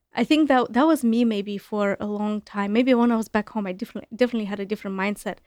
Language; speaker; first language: English; non-native, fluent; Romanian